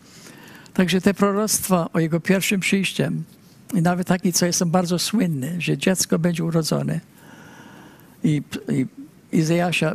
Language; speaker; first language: Polish; early bilingual, heritage; Polish